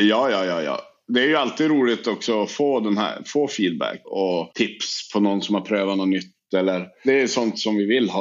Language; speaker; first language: Swedish; native; Swedish